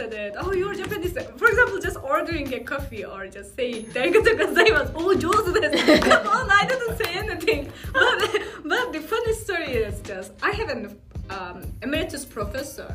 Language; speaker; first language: English; non-native, fluent; Turkish